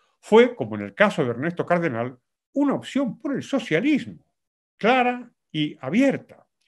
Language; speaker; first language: Spanish; native; Spanish